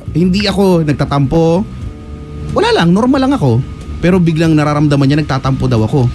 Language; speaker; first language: Filipino; native; Filipino